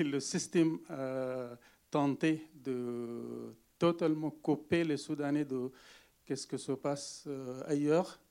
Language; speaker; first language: French; non-native, learner; Arabic